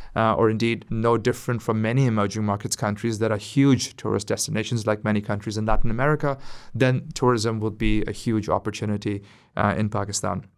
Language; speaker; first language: English; non-native, local second language; Urdu